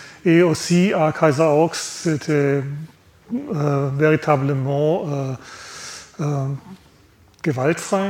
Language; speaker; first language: French; non-native, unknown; German